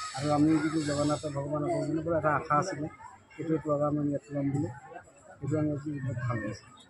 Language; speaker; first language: Assamese; non-native, local second language; Odia